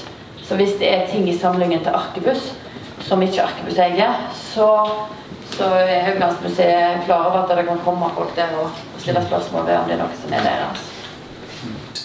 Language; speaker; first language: Norwegian; native; Norwegian